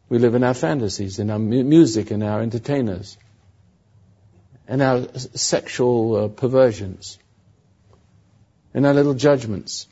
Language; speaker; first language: English; native; English